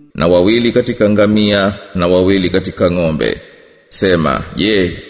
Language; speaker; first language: Swahili; native; Swahili